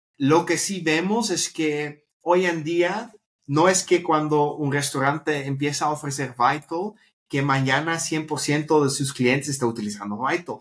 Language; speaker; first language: Spanish; non-native, fluent; Dutch